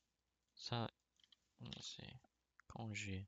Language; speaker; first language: French; non-native, learner; English